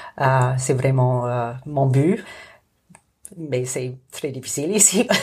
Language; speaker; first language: French; non-native, local second language; English